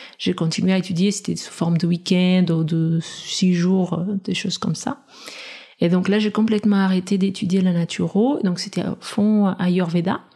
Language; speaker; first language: French; non-native, fluent; Portuguese